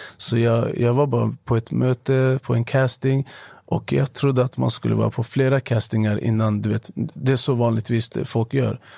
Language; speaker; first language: Swedish; non-native, fluent; Arabic